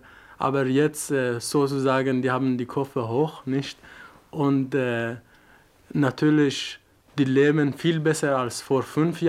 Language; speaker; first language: German; non-native, fluent; Persian